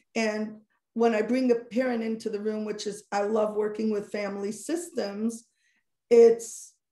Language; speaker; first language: English; native; English